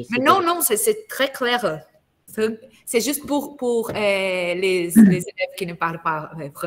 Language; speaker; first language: French; non-native, learner; Portuguese